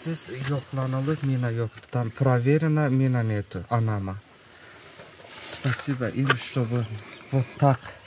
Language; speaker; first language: Russian; non-native, local second language; Azerbaijani